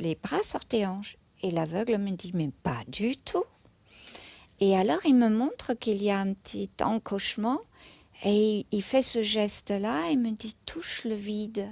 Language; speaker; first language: French; non-native, fluent; German